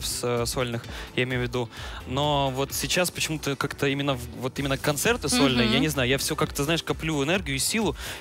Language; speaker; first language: Russian; native; Russian